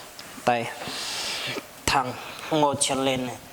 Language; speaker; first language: Vietnamese; non-native, learner; Hindi